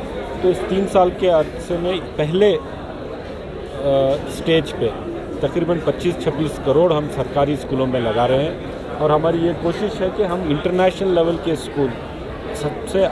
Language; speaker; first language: Urdu; native; Urdu